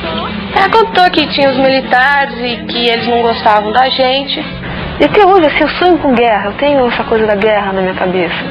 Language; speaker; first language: Portuguese; native; Portuguese